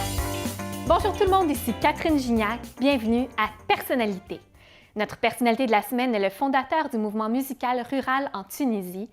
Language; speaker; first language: French; native; French